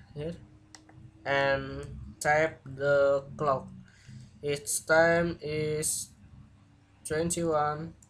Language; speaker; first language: English; non-native, learner; Indonesian